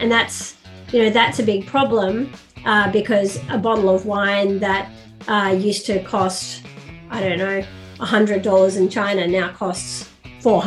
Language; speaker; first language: English; native; English